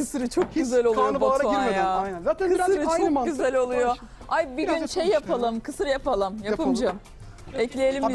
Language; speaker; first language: Turkish; native; Turkish